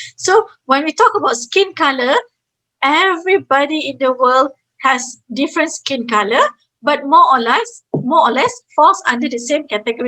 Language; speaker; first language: English; non-native, fluent; Malay